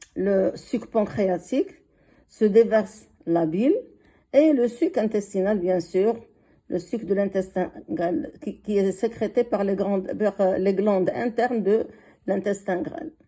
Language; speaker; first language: French; non-native, local second language; Arabic